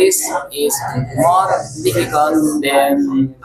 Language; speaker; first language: English; non-native, learner; Indonesian